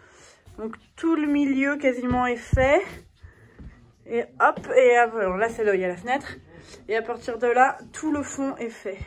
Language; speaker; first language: French; native; French